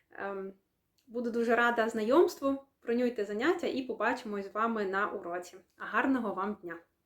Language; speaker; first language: Ukrainian; non-native, local second language; Russian